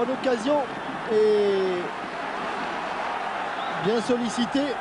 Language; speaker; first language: French; native; French